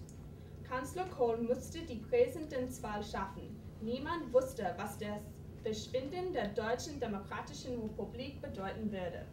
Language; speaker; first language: German; non-native, fluent; English